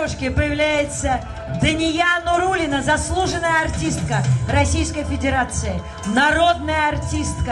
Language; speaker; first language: Russian; native; Russian